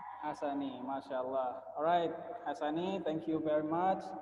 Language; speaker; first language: English; non-native, fluent; Indonesian